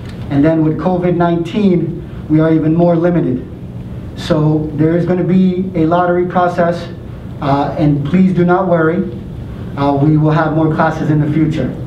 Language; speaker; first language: English; early bilingual, other home language; Spanish